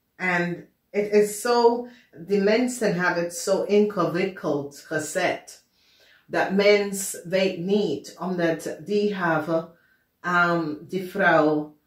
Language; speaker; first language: Dutch; non-native, fluent; English